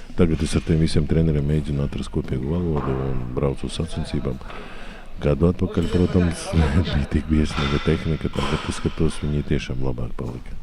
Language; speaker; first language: Latvian; non-native, local second language; Russian